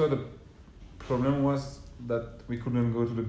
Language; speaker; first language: English; non-native, fluent; French